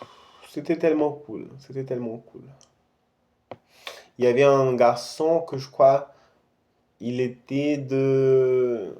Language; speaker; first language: French; non-native, fluent; Portuguese